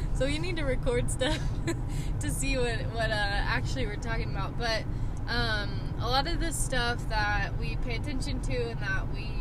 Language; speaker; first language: English; native; English